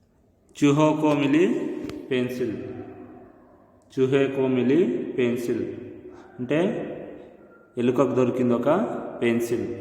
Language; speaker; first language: Telugu; native; Telugu